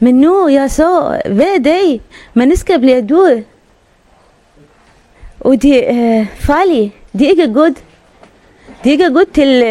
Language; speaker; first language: Danish; non-native, learner; Arabic